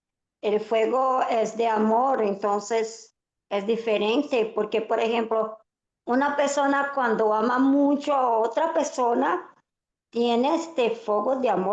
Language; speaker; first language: Spanish; non-native, fluent; Portuguese